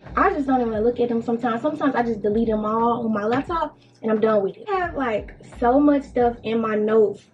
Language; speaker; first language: English; native; English